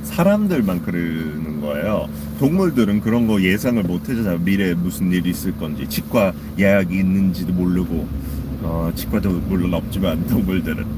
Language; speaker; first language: Korean; non-native, fluent; English